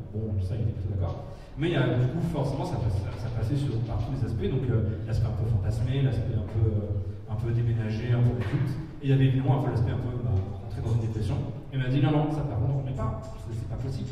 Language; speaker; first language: French; native; French